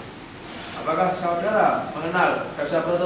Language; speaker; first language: Indonesian; native; Indonesian